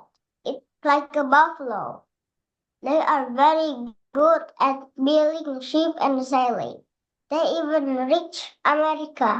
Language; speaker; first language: English; non-native, learner; Indonesian